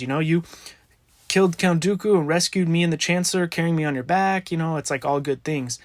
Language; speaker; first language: English; native; English